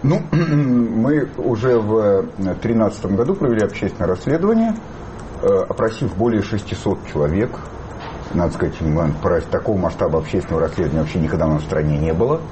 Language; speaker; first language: Russian; native; Russian